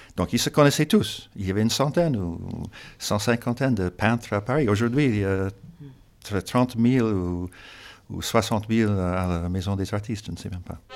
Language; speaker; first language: French; non-native, fluent; English